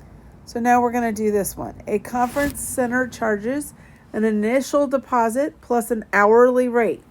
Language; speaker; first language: English; native; English